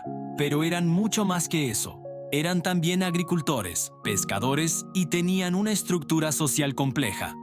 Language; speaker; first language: Spanish; native; Spanish